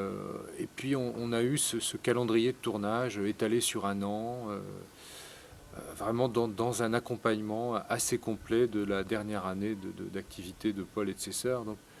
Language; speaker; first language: French; native; French